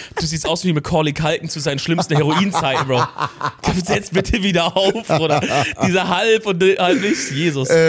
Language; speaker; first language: German; native; German